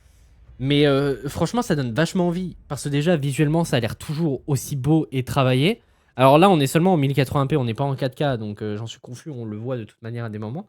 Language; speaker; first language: French; native; French